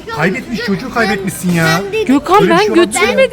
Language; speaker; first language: Turkish; native; Turkish